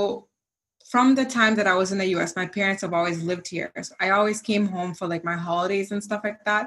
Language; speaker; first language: English; non-native, local second language; Swahili